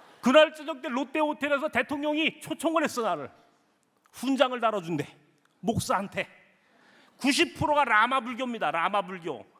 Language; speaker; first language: Korean; native; Korean